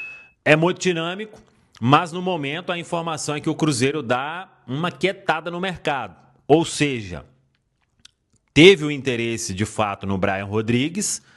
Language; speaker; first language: Portuguese; native; Portuguese